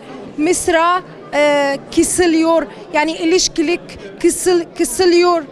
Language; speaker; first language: Turkish; non-native, learner; Arabic